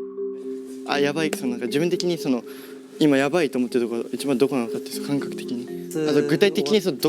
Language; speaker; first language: Japanese; native; Japanese